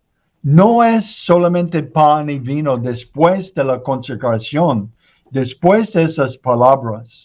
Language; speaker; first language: Spanish; non-native, learner; English